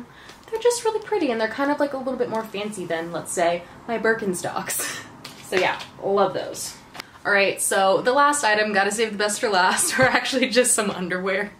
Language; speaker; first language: English; native; English